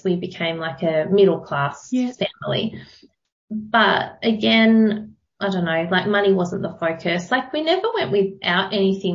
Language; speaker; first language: English; native; English